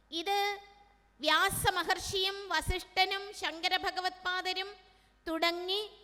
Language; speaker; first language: Malayalam; native; Malayalam